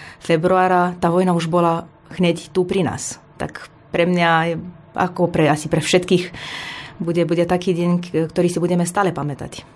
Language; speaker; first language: Slovak; non-native, fluent; Romanian